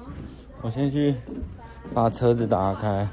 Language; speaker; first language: Chinese; native; Chinese